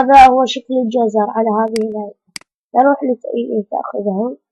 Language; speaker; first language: Arabic; native; Arabic